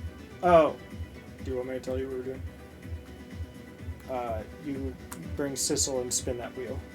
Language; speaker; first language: English; native; English